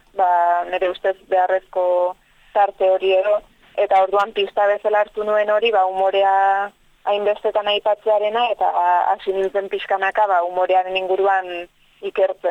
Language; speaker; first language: Basque; native; Basque